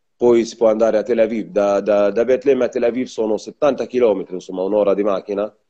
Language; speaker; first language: Italian; non-native, fluent; Arabic